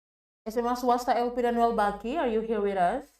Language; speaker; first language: English; non-native, fluent; Indonesian